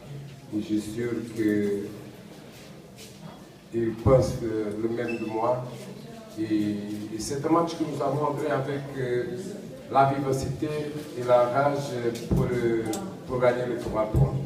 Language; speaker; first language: French; non-native, learner; Portuguese